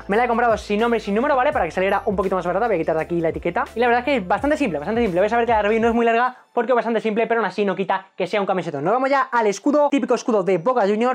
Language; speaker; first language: Spanish; native; Spanish